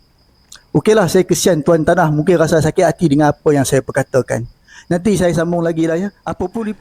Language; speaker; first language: Malay; native; Malay